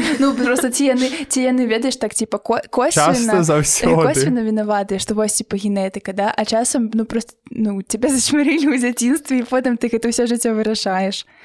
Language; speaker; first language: Belarusian; native; Belarusian